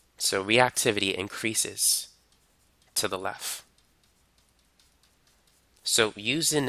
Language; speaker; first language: English; native; English